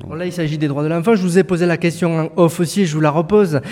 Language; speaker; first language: French; native; French